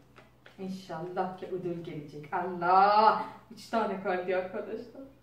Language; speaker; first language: Turkish; non-native, learner; Azerbaijani